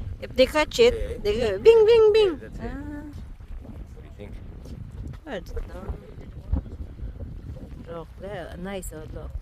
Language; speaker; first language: English; non-native, learner; Filipino